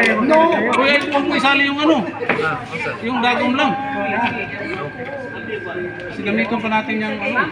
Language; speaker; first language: Filipino; non-native, local second language; Cebuano